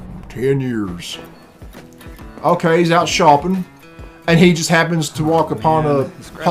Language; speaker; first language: English; native; English